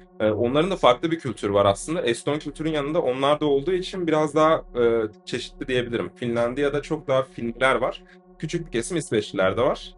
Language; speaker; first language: Turkish; native; Turkish